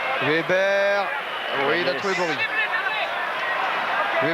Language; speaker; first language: French; native; French